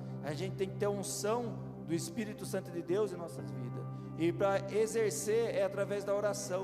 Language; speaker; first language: Portuguese; native; Portuguese